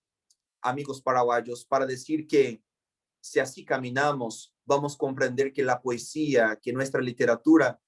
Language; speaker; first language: Spanish; non-native, fluent; Portuguese